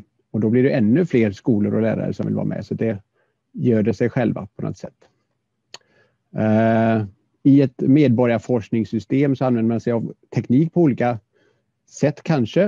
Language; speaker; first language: Swedish; native; Swedish